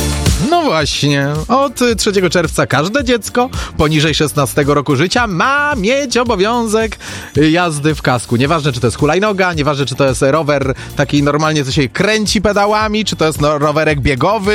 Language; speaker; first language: Polish; native; Polish